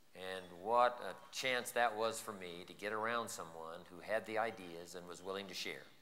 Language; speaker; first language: English; native; English